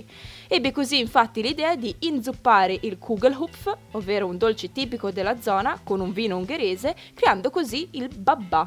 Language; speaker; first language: Italian; native; Italian